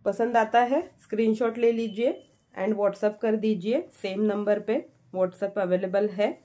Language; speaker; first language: Hindi; non-native, local second language; Marathi